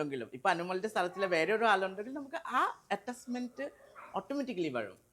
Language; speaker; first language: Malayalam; non-native, local second language; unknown